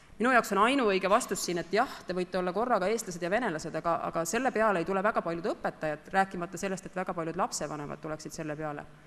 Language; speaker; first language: Estonian; native; Estonian